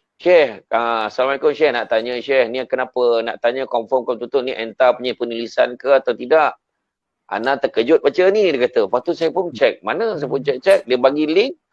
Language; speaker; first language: Malay; native; Malay